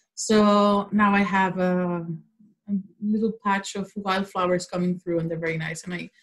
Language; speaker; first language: English; non-native, fluent; Spanish